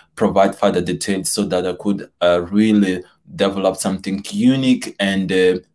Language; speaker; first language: English; non-native, fluent; Portuguese